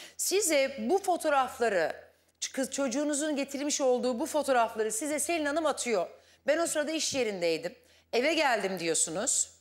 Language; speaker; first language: Turkish; native; Turkish